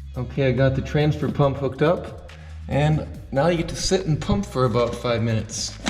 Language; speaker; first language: English; native; English